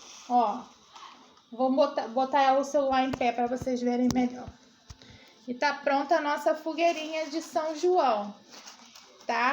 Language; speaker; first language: Portuguese; native; Portuguese